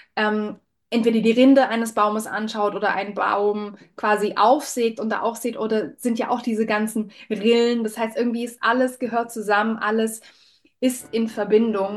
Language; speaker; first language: German; native; German